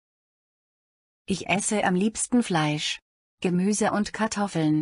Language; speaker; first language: German; non-native, learner; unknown